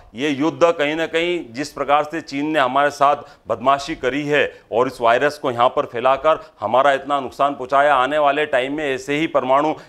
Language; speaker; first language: Hindi; native; Hindi